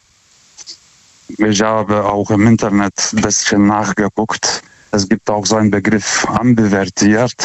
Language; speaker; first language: German; non-native, fluent; Lithuanian